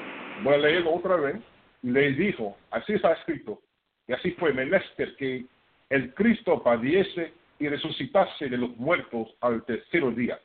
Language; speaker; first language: Spanish; non-native, fluent; English